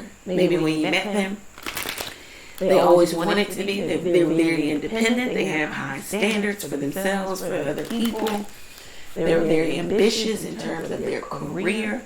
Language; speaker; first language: English; native; English